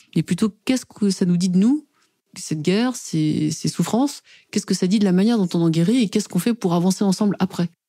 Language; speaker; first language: French; native; French